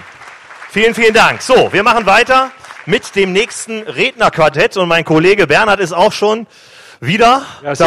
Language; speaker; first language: German; native; German